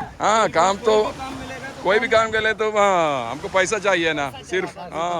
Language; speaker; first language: Hindi; non-native, local second language; Malayalam